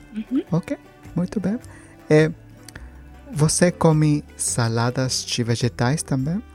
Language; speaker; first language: Portuguese; non-native, learner; Spanish